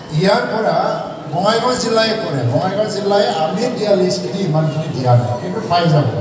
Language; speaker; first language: Assamese; non-native, local second language; Bodo